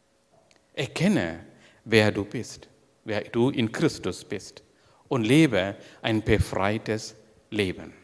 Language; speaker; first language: German; non-native, learner; Sinhala